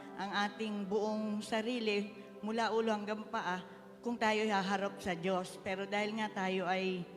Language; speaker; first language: Filipino; native; Filipino